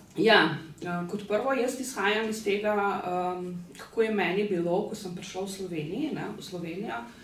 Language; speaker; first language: Slovenian; early bilingual, other home language; Bosnian